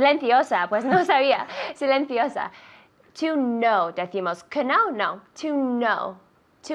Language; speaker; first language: Spanish; non-native, fluent; English